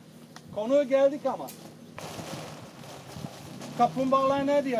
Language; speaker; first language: Turkish; non-native, fluent; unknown